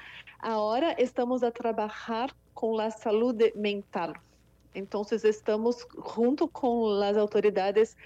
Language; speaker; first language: Spanish; non-native, fluent; Portuguese